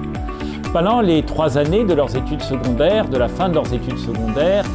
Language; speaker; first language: French; native; French